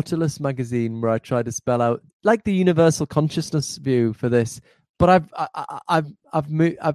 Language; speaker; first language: English; native; English